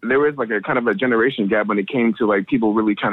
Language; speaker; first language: English; native; English